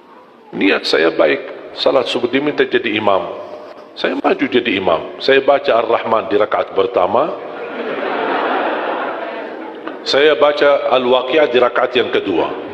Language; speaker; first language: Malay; non-native, fluent; Arabic